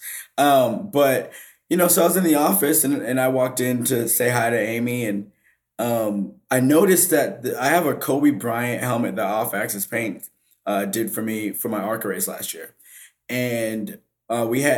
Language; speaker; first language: English; native; English